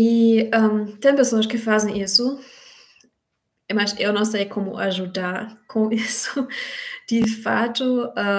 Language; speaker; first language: Portuguese; non-native, fluent; German